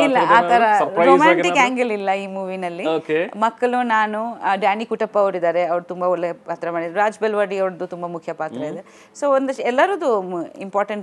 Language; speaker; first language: Kannada; non-native, local second language; Bangla